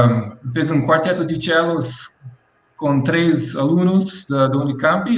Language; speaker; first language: Portuguese; non-native, fluent; English